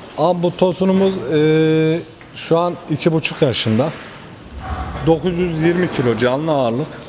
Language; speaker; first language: Turkish; native; Turkish